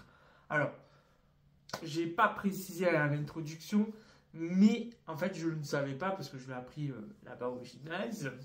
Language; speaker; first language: French; native; French